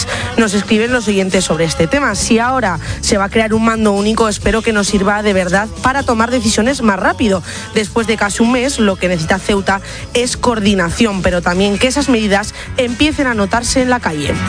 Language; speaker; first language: Spanish; native; Spanish